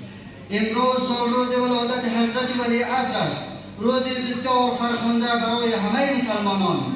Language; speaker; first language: Persian; native; Persian